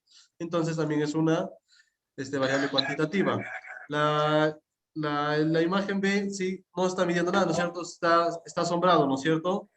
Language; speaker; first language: Spanish; native; Spanish